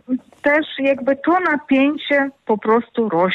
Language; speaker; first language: Polish; non-native, fluent; Ukrainian